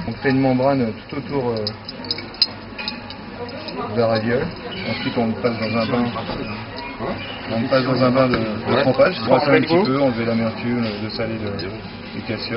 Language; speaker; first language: French; native; French